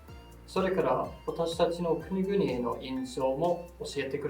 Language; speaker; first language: Japanese; non-native, fluent; English